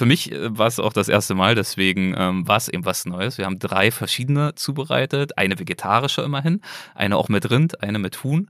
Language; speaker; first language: German; native; German